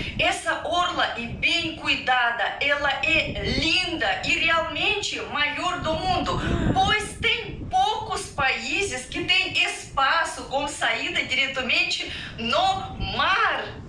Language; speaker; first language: Portuguese; non-native, fluent; Russian